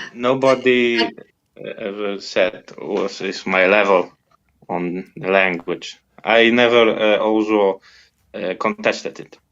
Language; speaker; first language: English; non-native, fluent; Polish